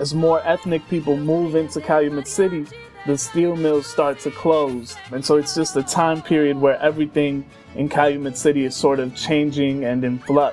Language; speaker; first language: English; early bilingual, other home language; Spanish